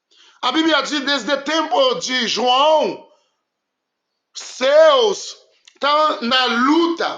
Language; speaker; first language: Portuguese; non-native, learner; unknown